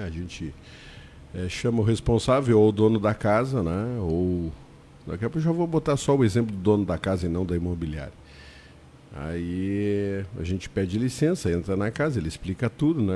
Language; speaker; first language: Portuguese; native; Portuguese